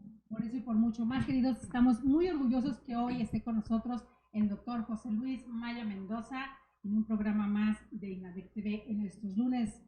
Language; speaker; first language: Spanish; native; Spanish